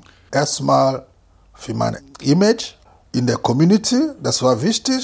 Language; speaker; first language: German; non-native, fluent; Lingala